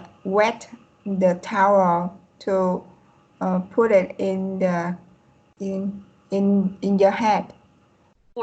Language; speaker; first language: English; non-native, learner; Vietnamese